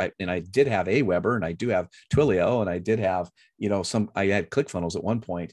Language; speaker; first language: English; native; English